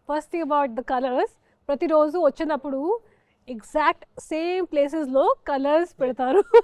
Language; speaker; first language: Telugu; non-native, fluent; Hindi